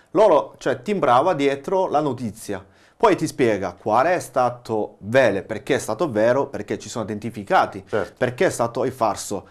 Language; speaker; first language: Italian; non-native, learner; Chinese